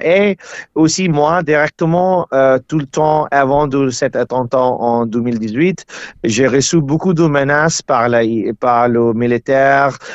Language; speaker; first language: French; non-native, learner; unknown